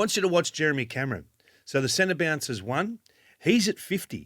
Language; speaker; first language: English; native; English